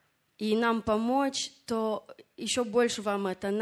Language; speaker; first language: Russian; non-native, fluent; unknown